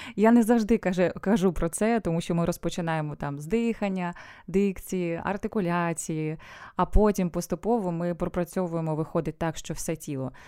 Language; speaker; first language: Ukrainian; non-native, local second language; Russian